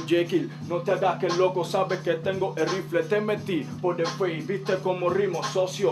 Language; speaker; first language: Spanish; native; Spanish